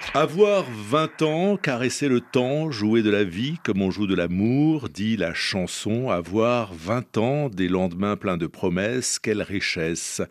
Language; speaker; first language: French; native; French